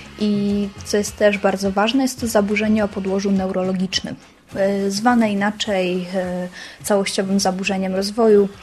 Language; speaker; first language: Polish; native; Polish